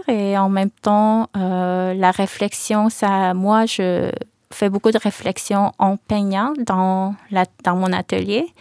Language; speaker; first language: French; early bilingual, other home language; Korean